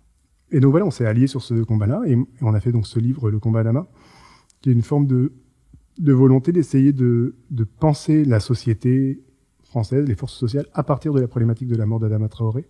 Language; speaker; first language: French; native; French